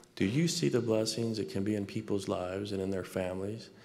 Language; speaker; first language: English; native; English